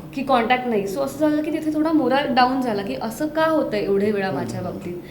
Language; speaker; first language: Marathi; native; Marathi